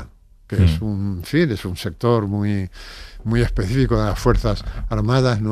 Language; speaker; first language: Spanish; native; Spanish